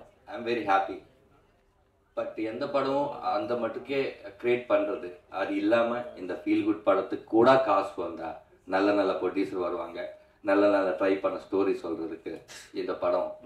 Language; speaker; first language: Tamil; non-native, learner; Telugu